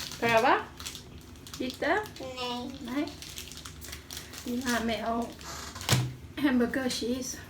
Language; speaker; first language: Swedish; non-native, learner; Thai